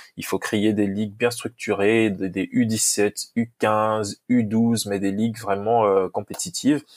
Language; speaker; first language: French; non-native, local second language; Lingala